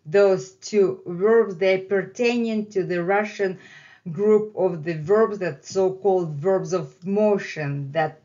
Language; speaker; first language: English; non-native, fluent; Russian